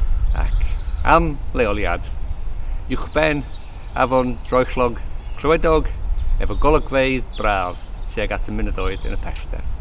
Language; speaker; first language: Welsh; non-native, learner; English